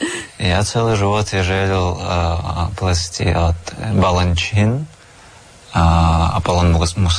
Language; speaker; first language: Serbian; non-native, learner; Russian